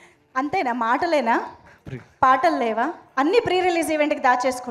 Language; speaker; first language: Telugu; native; Telugu